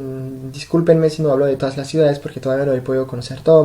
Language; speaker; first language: Spanish; non-native, fluent; French